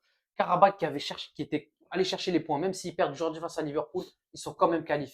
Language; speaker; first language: French; native; French